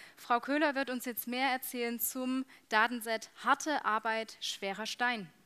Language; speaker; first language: German; native; German